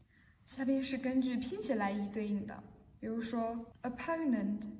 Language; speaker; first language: Chinese; native; Chinese